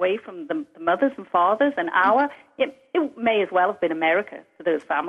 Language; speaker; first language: English; native; English